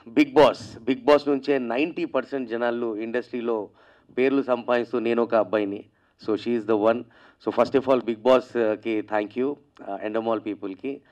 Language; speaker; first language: Telugu; native; Telugu